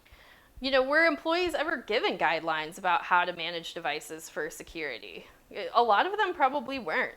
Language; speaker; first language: English; native; English